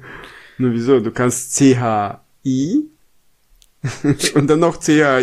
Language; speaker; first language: German; non-native, fluent; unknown